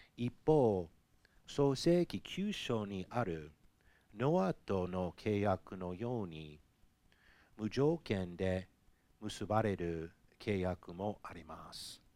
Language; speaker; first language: Japanese; non-native, fluent; English